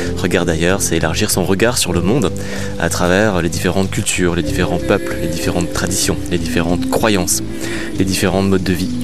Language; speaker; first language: French; native; French